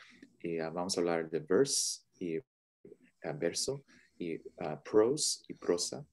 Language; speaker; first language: Spanish; non-native, learner; English